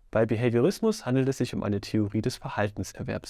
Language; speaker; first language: German; native; German